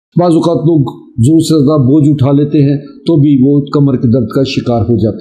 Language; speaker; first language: Urdu; native; Urdu